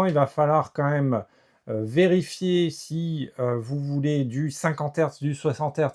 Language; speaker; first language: French; native; French